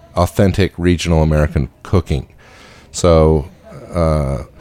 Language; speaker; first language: English; native; English